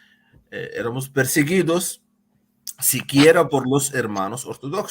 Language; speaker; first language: Spanish; non-native, fluent; Arabic